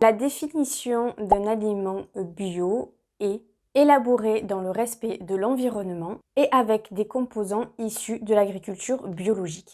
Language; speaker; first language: French; native; French